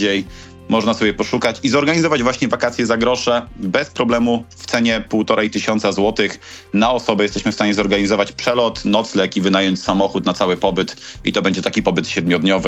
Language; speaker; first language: Polish; native; Polish